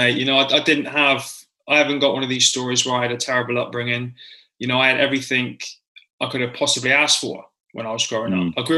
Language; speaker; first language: English; native; English